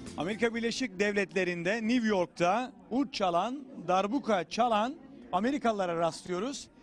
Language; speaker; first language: Turkish; native; Turkish